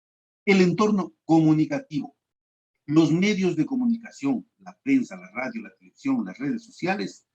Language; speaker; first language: Spanish; native; Spanish